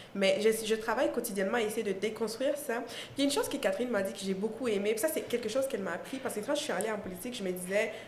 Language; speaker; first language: French; non-native, local second language; Mossi